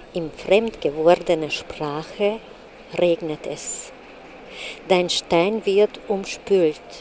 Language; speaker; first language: German; non-native, fluent; Hungarian